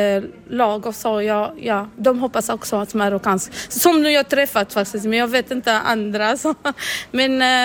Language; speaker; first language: Swedish; non-native, learner; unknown